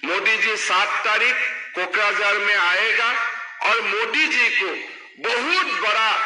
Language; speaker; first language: Hindi; non-native, local second language; Assamese